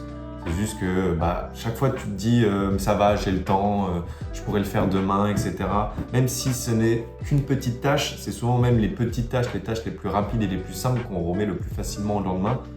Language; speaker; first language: French; native; French